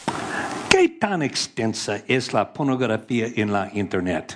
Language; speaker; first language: Spanish; non-native, learner; English